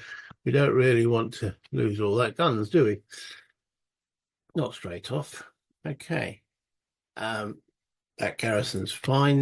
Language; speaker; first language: English; native; English